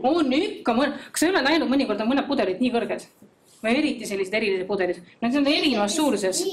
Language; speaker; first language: Estonian; native; Estonian